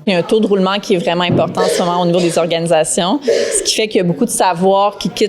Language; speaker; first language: French; native; French